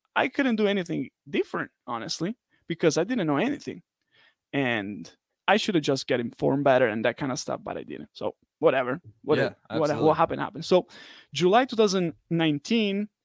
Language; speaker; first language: English; non-native, fluent; Italian